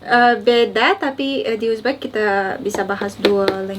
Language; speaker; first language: Indonesian; non-native, learner; Uzbek